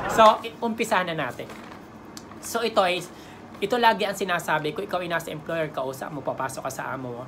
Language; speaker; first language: Filipino; native; Filipino